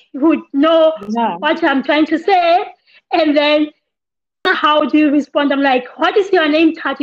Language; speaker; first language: English; non-native, local second language; Southern Sotho